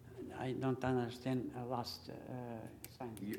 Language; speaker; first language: English; non-native, learner; Bulgarian